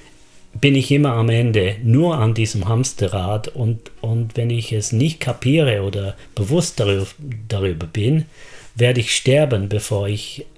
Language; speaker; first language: German; non-native, fluent; English